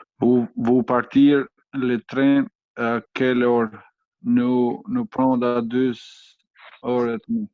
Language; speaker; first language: French; non-native, learner; Albanian